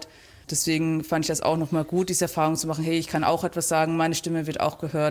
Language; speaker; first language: German; native; German